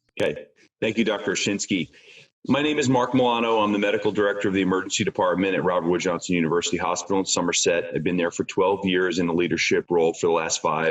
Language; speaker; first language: English; native; English